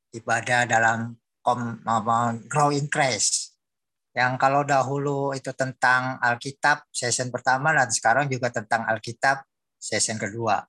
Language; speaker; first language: Indonesian; native; Indonesian